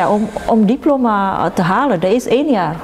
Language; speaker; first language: Dutch; non-native, learner; Indonesian